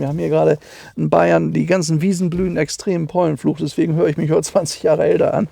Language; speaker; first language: German; native; German